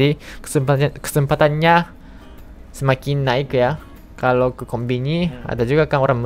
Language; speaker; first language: Indonesian; non-native, fluent; Japanese